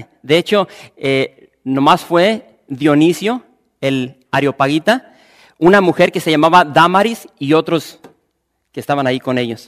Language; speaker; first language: Spanish; native; Spanish